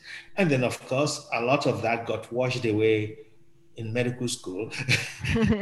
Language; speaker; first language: English; non-native, local second language; Yoruba